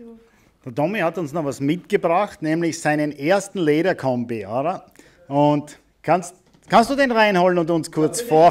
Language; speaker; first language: German; native; German